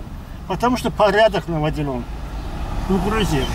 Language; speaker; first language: Russian; non-native, local second language; Azerbaijani